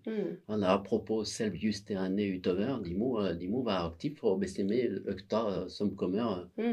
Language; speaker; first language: Norwegian; non-native, fluent; French